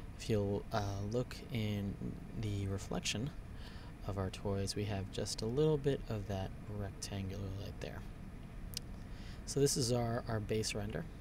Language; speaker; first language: English; native; English